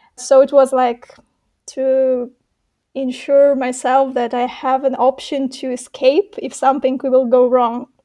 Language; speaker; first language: English; non-native, fluent; Russian